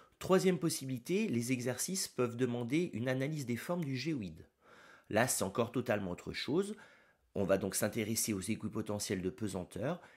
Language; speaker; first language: French; native; French